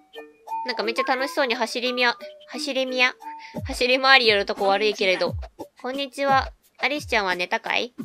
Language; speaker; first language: Japanese; native; Japanese